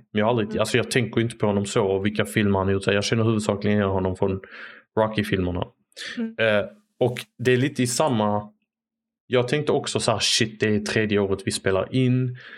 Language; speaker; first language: Swedish; early bilingual, other home language; Arabic